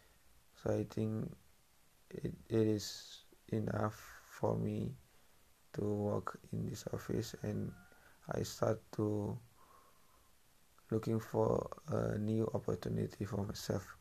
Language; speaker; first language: English; non-native, learner; Indonesian